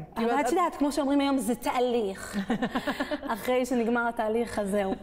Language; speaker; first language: Hebrew; early bilingual, other home language; French